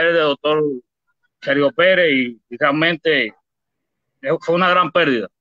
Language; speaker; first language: Spanish; native; Spanish